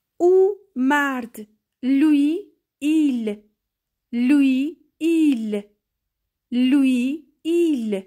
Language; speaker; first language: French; non-native, fluent; Persian